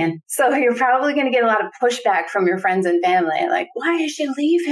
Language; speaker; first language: English; native; English